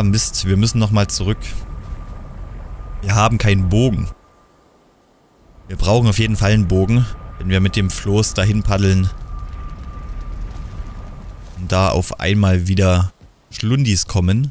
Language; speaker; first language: German; native; German